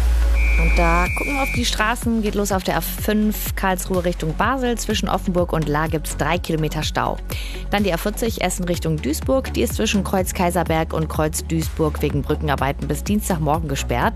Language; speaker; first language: German; native; German